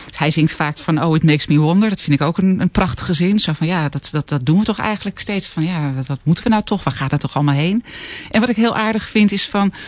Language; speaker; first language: Dutch; native; Dutch